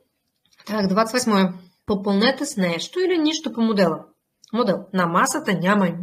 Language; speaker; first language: Bulgarian; non-native, fluent; Russian